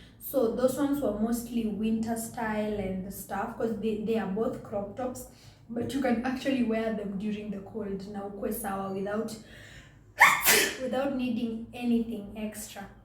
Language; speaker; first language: English; non-native, local second language; Swahili